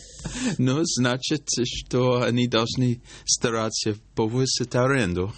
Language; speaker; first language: Russian; non-native, fluent; English